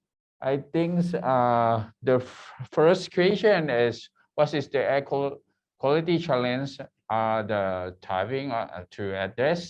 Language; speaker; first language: English; non-native, learner; Thai